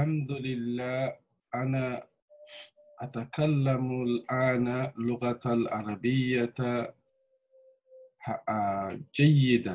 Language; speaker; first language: Arabic; non-native, learner; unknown